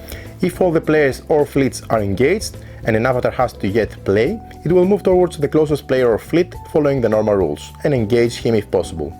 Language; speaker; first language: English; non-native, fluent; Greek